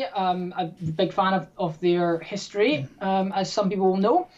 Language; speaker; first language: English; native; English